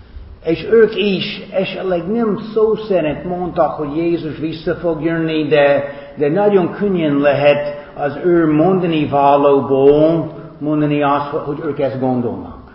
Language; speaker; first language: Hungarian; non-native, fluent; English